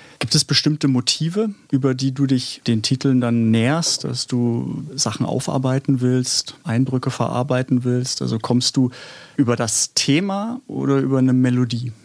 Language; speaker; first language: German; native; German